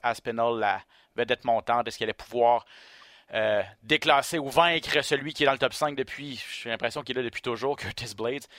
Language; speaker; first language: French; native; French